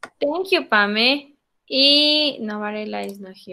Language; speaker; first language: English; non-native, learner; Spanish